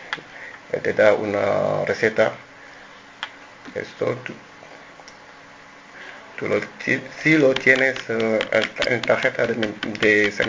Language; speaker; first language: Spanish; non-native, learner; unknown